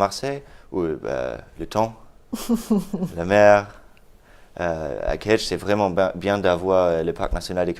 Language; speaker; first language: French; non-native, fluent; German